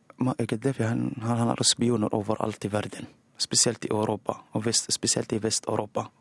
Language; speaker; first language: Norwegian; non-native, learner; Arabic